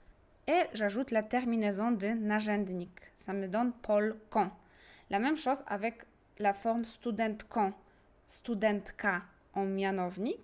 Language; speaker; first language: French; non-native, fluent; Polish